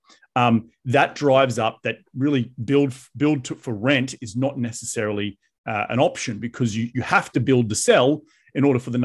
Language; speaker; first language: English; native; English